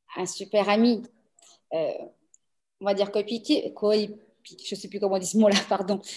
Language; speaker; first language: French; early bilingual, other home language; Portuguese